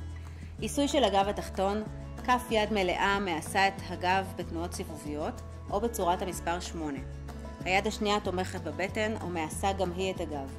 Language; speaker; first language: Hebrew; native; Hebrew